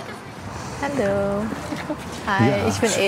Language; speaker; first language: German; non-native, fluent; English